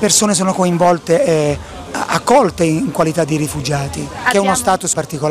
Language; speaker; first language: Italian; native; Italian